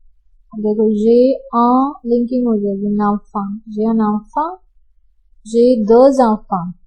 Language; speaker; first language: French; non-native, fluent; Hindi